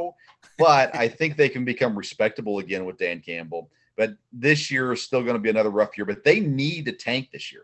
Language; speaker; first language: English; native; English